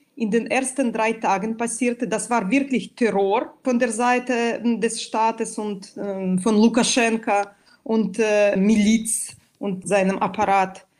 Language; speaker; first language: German; non-native, fluent; Belarusian